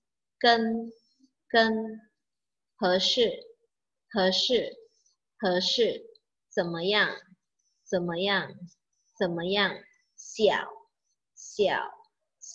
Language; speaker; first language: Chinese; non-native, fluent; Indonesian